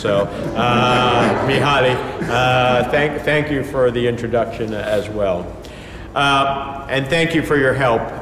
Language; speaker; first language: English; early bilingual, other home language; Spanish